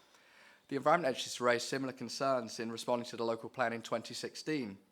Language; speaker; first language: English; native; English